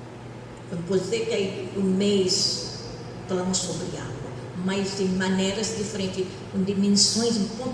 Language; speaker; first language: Portuguese; non-native, fluent; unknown